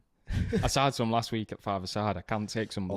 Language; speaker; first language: English; native; English